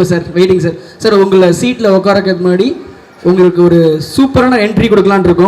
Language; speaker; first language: Tamil; native; Tamil